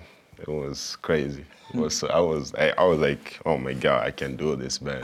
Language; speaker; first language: English; non-native, local second language; Swahili